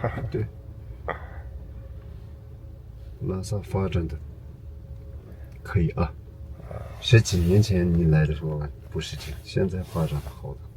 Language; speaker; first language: Chinese; non-native, local second language; Tibetan